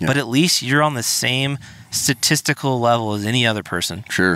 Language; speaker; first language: English; native; English